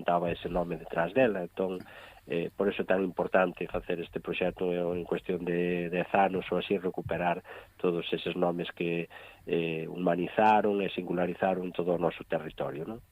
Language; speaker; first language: Galician; native; Galician